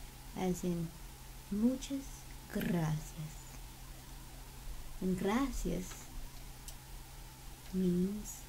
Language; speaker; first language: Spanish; non-native, learner; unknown